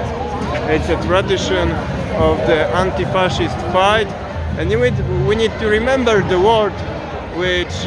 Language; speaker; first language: English; non-native, fluent; Polish